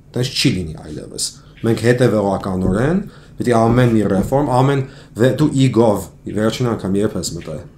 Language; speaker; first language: Armenian; early bilingual, heritage; Armenian